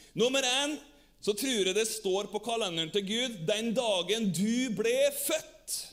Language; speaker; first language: Norwegian; native; Norwegian